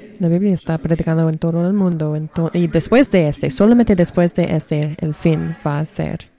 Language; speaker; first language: Spanish; non-native, learner; English